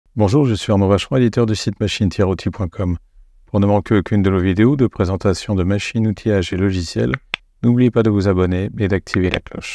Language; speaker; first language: French; native; French